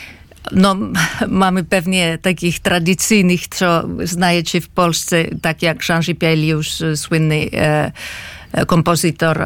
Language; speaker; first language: Polish; non-native, fluent; Finnish